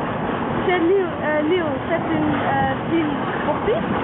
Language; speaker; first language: French; non-native, learner; Dutch